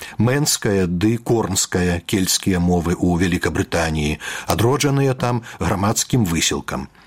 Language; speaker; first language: Belarusian; native; Belarusian